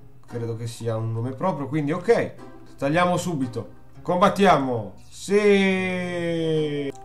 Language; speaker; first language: Italian; native; Italian